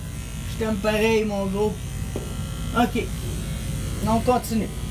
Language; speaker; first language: French; native; French